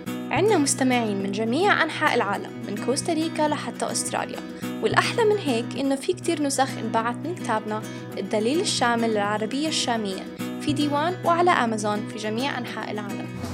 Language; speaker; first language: Arabic; native; Arabic